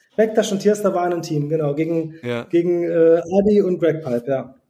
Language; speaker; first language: German; native; German